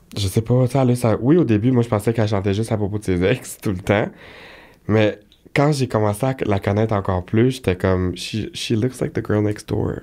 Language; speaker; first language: French; native; French